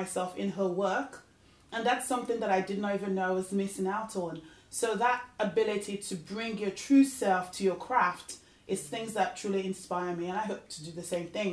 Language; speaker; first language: English; non-native, local second language; Yoruba